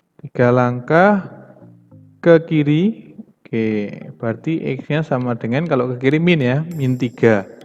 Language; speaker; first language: Indonesian; native; Indonesian